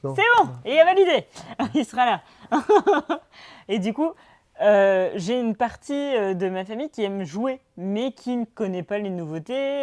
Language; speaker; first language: French; native; French